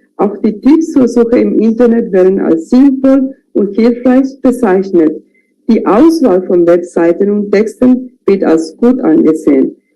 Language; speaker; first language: German; non-native, fluent; Spanish